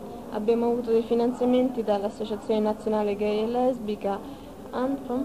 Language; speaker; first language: Italian; native; Italian